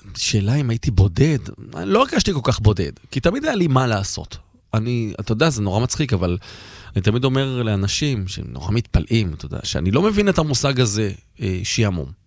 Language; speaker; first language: Hebrew; native; Hebrew